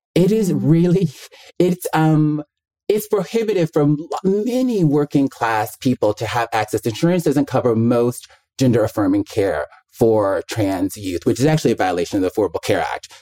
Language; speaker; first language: English; native; English